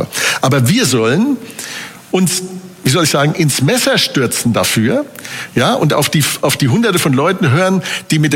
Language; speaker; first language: German; native; German